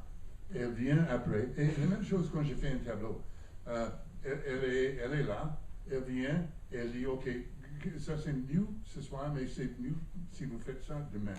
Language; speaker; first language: French; non-native, learner; English